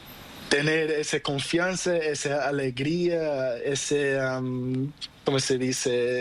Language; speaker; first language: Spanish; non-native, learner; Portuguese